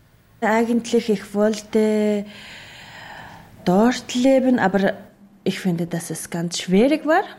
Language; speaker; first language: German; non-native, learner; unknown